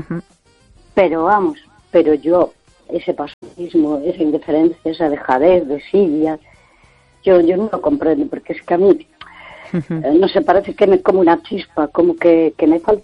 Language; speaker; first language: Spanish; native; Spanish